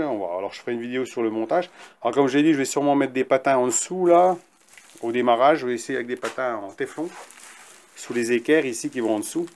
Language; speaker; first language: French; native; French